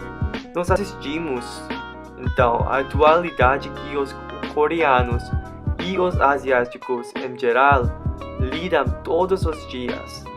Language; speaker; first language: Portuguese; non-native, learner; English